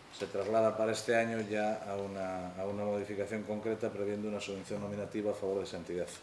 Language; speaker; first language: Spanish; native; Spanish